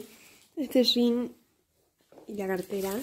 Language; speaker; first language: Spanish; native; Spanish